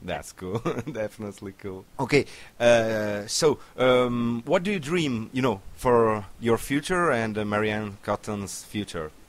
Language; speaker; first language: English; non-native, learner; Italian